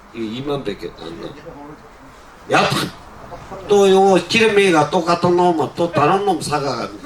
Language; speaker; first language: Korean; native; Korean